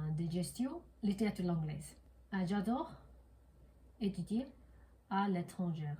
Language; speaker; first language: French; non-native, learner; Korean